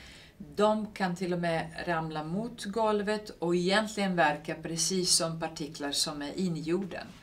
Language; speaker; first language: Swedish; non-native, fluent; Serbian